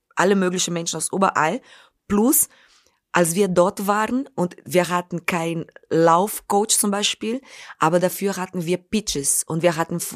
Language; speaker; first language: German; non-native, fluent; Portuguese